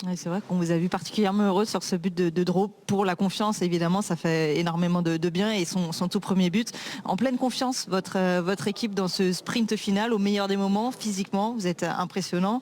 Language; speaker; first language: French; native; French